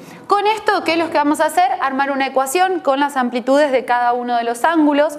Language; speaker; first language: Spanish; native; Spanish